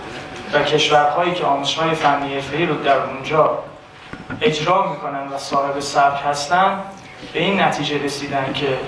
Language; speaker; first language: Persian; native; Persian